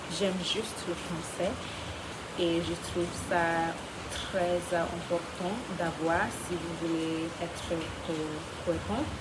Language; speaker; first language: French; non-native, fluent; Yoruba